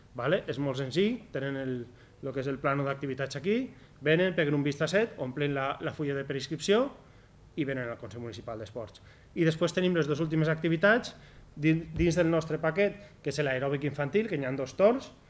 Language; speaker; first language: Catalan; native; Catalan